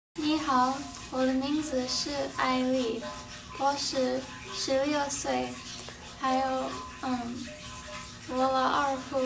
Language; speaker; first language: Chinese; non-native, learner; Vietnamese